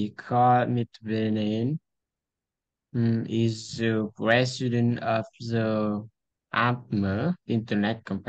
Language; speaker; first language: English; non-native, learner; Vietnamese